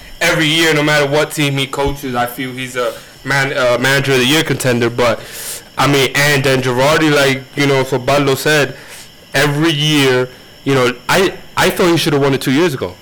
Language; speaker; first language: English; early bilingual, other home language; Spanish